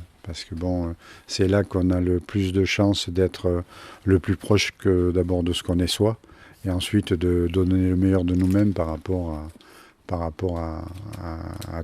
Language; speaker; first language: French; native; French